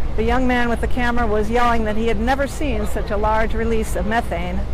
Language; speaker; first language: English; native; English